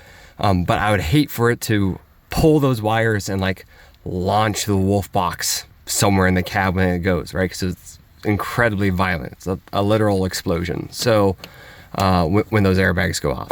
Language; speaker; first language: English; native; English